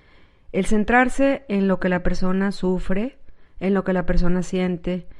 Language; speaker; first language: Spanish; native; Spanish